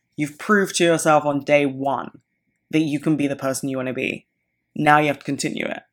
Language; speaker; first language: English; native; English